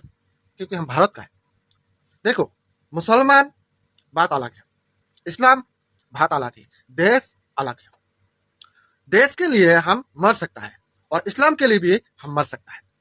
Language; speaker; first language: Hindi; non-native, local second language; Bangla